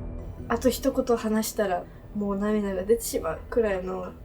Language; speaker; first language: Japanese; native; Japanese